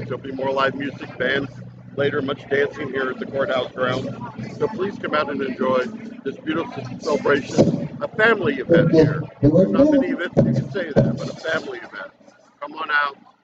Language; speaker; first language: English; early bilingual, other home language; Spanish